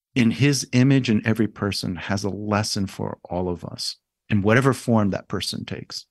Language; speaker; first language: English; native; English